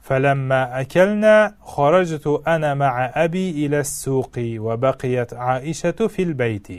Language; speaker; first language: Arabic; non-native, fluent; Uzbek